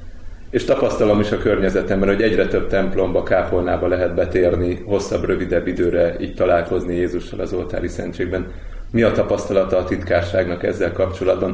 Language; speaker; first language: Hungarian; native; Hungarian